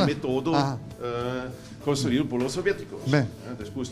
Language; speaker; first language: Spanish; non-native, fluent; German